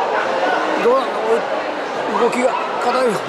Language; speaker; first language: Japanese; native; Japanese